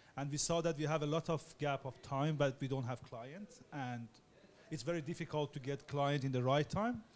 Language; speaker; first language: English; non-native, fluent; Portuguese